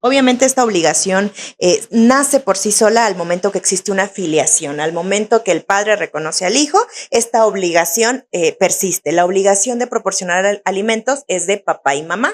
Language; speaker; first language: Spanish; native; Spanish